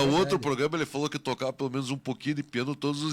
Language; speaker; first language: Portuguese; native; Portuguese